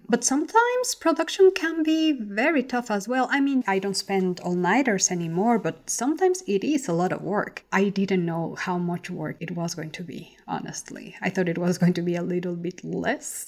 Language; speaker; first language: English; non-native, fluent; Spanish